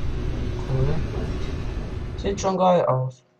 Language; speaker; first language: German; non-native, local second language; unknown